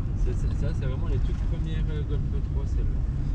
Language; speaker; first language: French; native; French